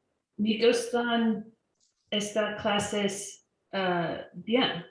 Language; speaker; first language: Spanish; non-native, learner; English